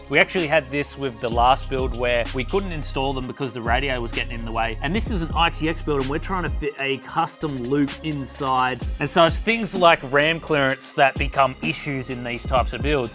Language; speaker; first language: English; native; English